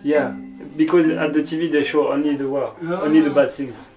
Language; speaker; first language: English; non-native, learner; French